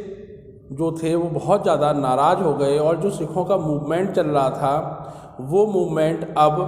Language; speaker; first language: Hindi; native; Hindi